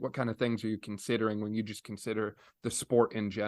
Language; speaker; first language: English; native; English